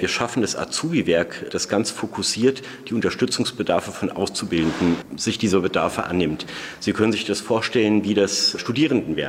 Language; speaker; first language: German; native; German